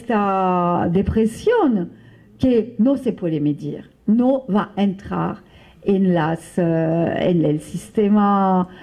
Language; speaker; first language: Spanish; non-native, fluent; French